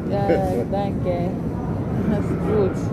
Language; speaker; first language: German; non-native, learner; Lingala